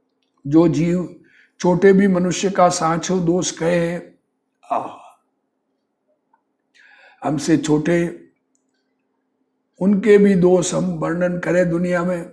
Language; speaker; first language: Hindi; native; Hindi